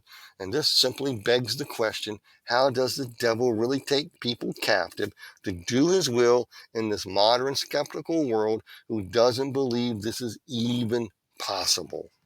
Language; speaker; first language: English; native; English